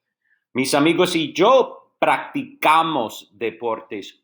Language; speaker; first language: Spanish; non-native, fluent; English